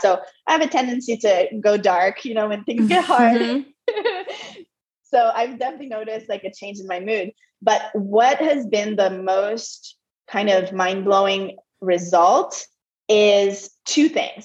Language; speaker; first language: English; non-native, fluent; French